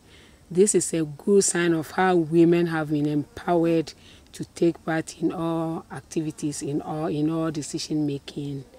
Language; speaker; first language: English; non-native, local second language; Akan